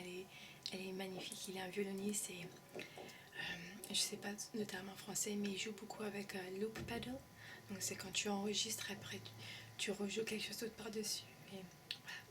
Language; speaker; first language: French; early bilingual, heritage; French